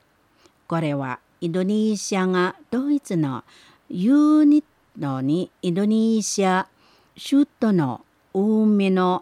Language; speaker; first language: Japanese; non-native, learner; Indonesian